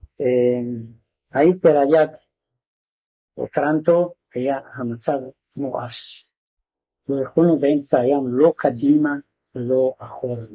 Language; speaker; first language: Hebrew; non-native, fluent; Hungarian